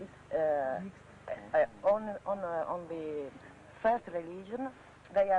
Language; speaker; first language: English; non-native, learner; French